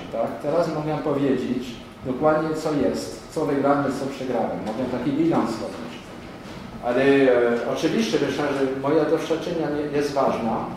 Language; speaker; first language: Polish; non-native, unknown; French